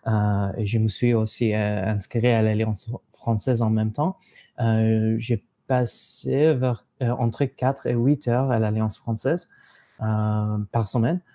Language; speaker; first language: French; non-native, fluent; English